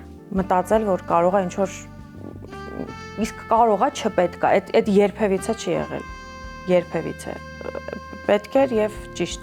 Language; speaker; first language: Armenian; native; Armenian